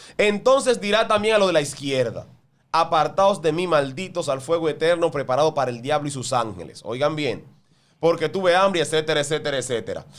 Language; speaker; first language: Spanish; native; Spanish